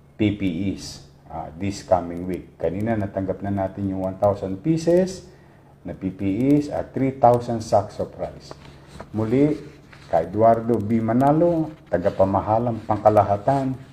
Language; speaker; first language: Filipino; native; Filipino